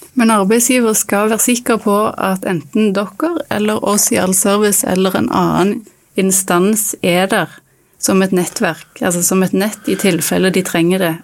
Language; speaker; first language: Norwegian; native; Norwegian